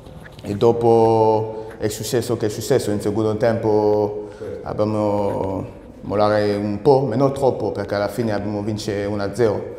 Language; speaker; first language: Italian; non-native, learner; French